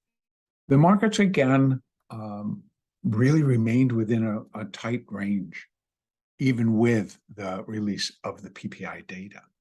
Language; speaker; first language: English; native; English